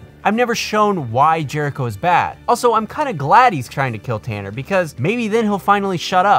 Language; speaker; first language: English; native; English